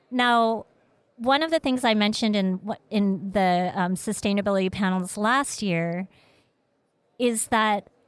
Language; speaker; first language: English; early bilingual, other home language; Vietnamese